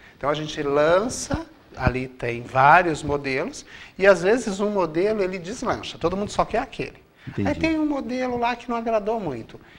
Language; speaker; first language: Portuguese; native; Portuguese